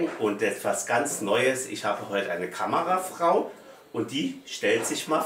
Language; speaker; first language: German; native; German